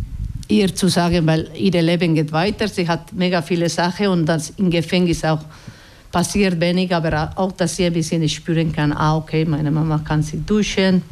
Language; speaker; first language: German; non-native, learner; Basque